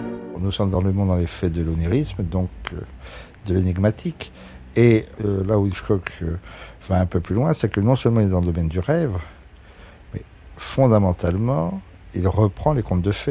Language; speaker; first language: French; native; French